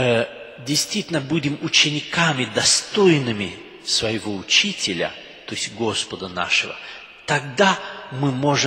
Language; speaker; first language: Russian; non-native, fluent; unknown